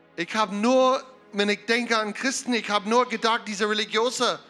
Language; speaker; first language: German; non-native, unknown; English